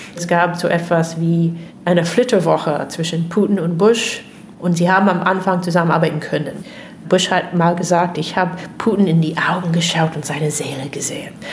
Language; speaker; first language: German; non-native, fluent; English